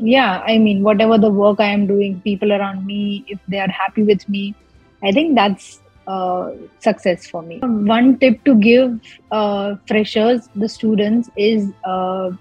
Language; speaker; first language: English; non-native, local second language; Gujarati